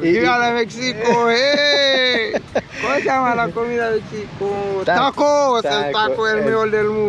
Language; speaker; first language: Spanish; non-native, learner; Haitian Creole